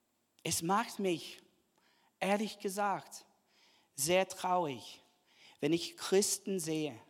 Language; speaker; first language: German; non-native, fluent; English